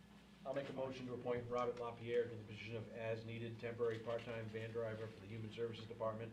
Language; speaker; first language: English; native; English